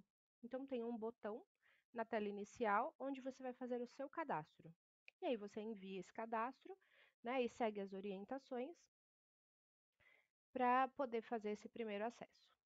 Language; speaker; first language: Portuguese; native; Portuguese